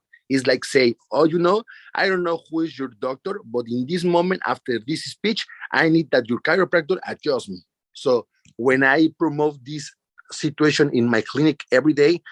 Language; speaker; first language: English; non-native, learner; Spanish